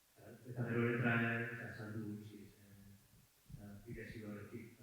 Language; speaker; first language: Basque; non-native, local second language; Spanish